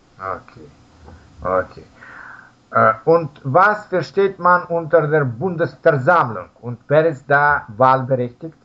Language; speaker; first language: German; non-native, learner; Russian